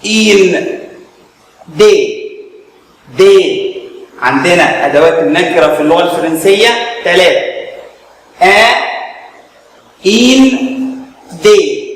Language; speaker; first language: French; non-native, fluent; Arabic